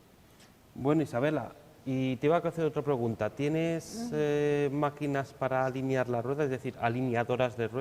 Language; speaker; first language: Spanish; native; Spanish